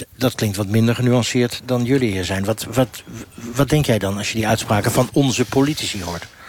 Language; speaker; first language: Dutch; native; Dutch